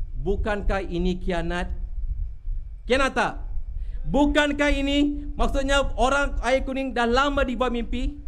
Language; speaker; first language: Malay; non-native, local second language; Tamil